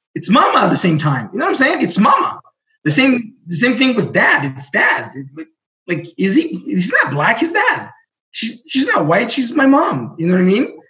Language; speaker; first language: English; non-native, fluent; Greek